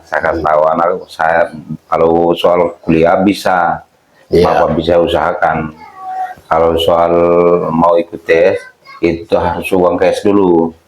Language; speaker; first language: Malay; non-native, local second language; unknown